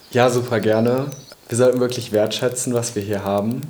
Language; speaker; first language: German; native; German